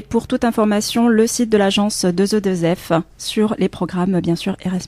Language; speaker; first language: French; native; French